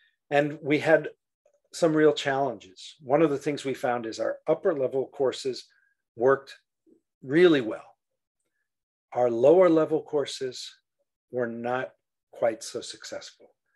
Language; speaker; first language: English; native; English